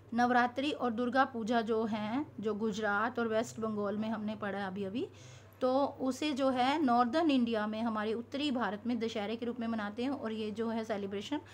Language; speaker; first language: Hindi; non-native, local second language; Punjabi